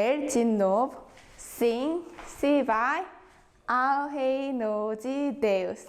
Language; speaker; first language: Portuguese; non-native, fluent; Korean